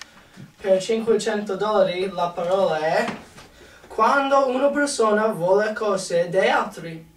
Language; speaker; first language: Italian; non-native, learner; English